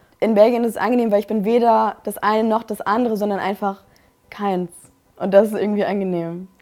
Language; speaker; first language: German; native; German